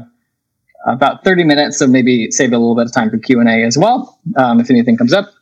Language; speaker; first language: English; native; English